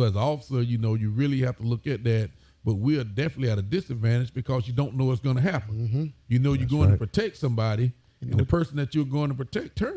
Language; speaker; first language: English; native; English